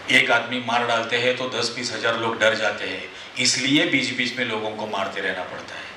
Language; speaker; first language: Hindi; non-native, local second language; Marathi